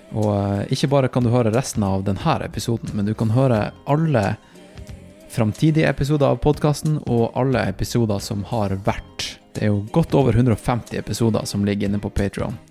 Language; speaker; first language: Norwegian; native; Norwegian